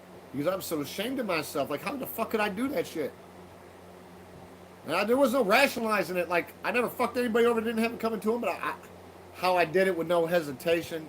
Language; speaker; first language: English; native; English